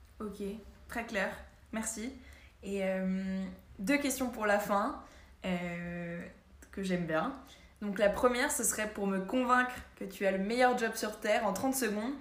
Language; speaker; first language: French; native; French